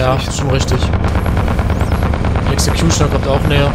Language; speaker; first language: German; native; German